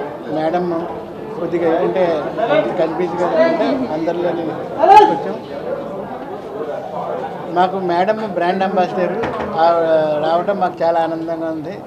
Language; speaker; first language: Telugu; native; Telugu